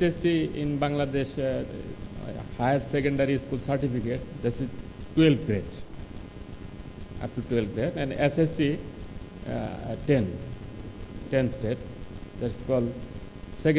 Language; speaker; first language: English; non-native, local second language; Bangla